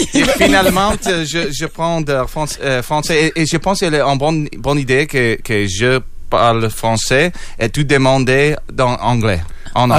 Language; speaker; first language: French; non-native, learner; English